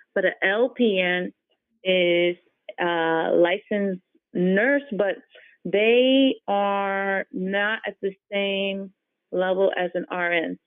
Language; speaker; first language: English; native; English